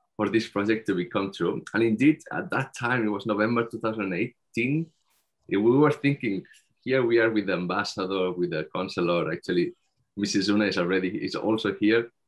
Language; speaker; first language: English; non-native, fluent; Spanish